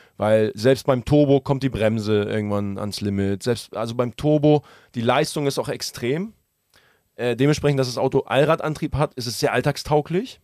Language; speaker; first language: German; early bilingual, other home language; Russian